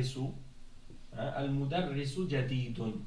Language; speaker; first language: Arabic; non-native, fluent; French